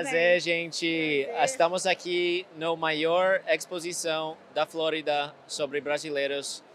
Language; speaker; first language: Portuguese; non-native, fluent; English